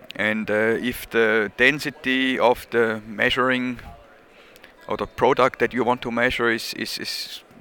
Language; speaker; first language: English; non-native, fluent; German